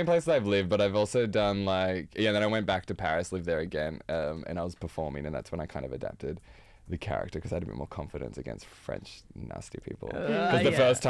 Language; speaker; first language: English; native; English